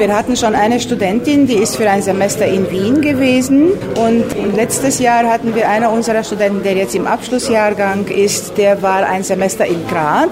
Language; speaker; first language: German; non-native, local second language; Romanian